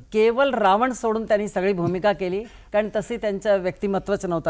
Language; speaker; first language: Marathi; non-native, local second language; Hindi